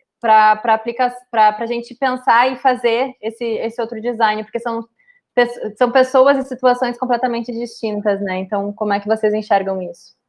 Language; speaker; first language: Portuguese; native; Portuguese